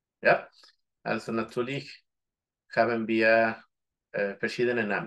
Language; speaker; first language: German; non-native, fluent; Spanish